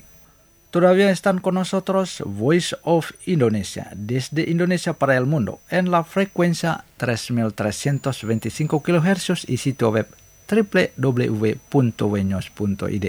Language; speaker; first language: Spanish; non-native, fluent; Indonesian